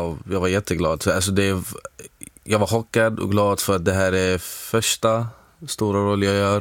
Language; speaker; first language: Swedish; non-native, fluent; Arabic